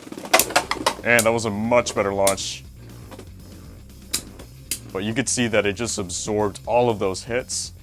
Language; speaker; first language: English; native; English